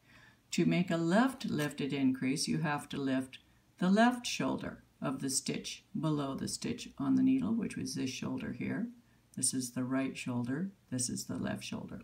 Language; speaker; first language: English; native; English